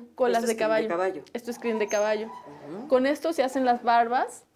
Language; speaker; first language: Spanish; native; Spanish